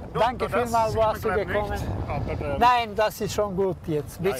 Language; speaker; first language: German; non-native, learner; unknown